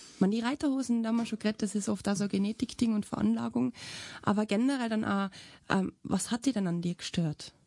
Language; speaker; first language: German; native; German